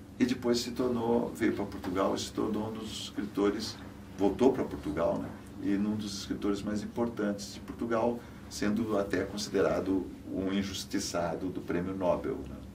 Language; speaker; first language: Portuguese; native; Portuguese